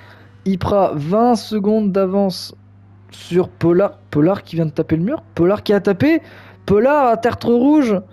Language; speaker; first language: French; native; French